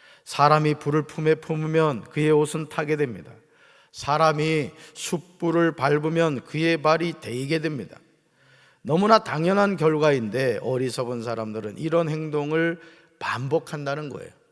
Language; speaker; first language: Korean; native; Korean